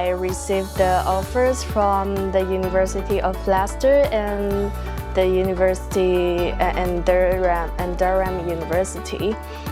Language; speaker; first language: English; non-native, fluent; Chinese